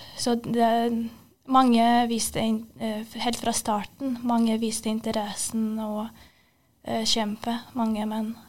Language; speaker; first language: Norwegian; non-native, fluent; Ukrainian